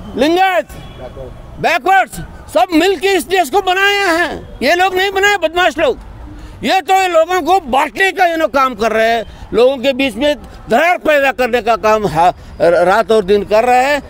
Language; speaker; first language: Hindi; non-native, local second language; Kannada